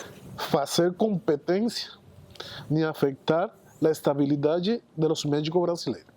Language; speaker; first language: Portuguese; non-native, fluent; Spanish